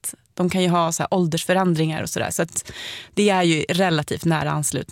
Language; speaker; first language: Swedish; native; Swedish